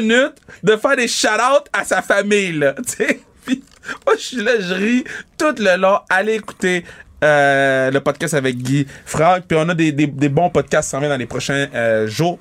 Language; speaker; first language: French; native; French